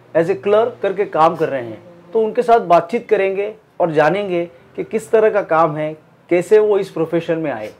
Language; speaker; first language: Hindi; non-native, local second language; Marathi